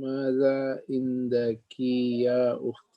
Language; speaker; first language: Arabic; non-native, learner; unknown